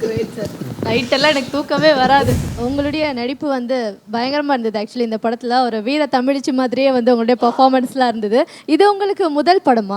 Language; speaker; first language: Tamil; native; Tamil